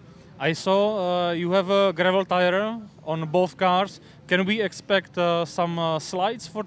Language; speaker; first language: English; non-native, fluent; Czech